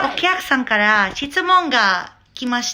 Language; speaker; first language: Japanese; non-native, learner; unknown